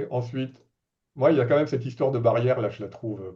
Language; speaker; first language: French; native; French